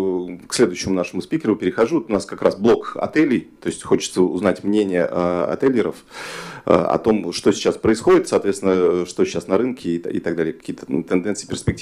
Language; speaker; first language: Russian; native; Russian